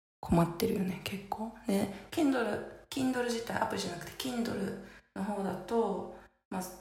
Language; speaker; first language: Japanese; native; Japanese